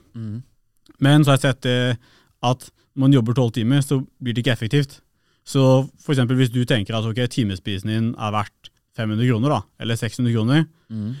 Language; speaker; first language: Norwegian; early bilingual, other home language; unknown